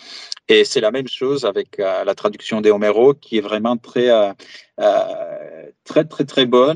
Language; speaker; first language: French; non-native, fluent; Greek